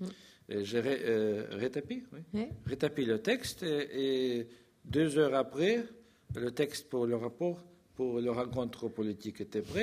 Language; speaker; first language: French; non-native, fluent; Russian